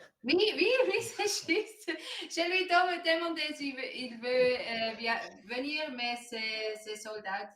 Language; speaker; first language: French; non-native, learner; German